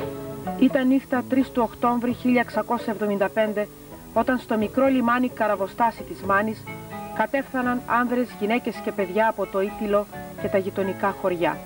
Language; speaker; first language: Greek; native; Greek